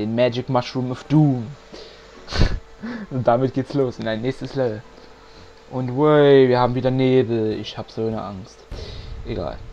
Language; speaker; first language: German; native; German